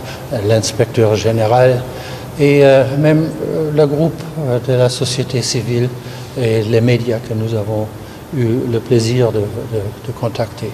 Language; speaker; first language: French; non-native, fluent; German